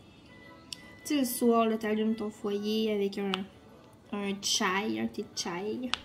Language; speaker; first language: French; native; French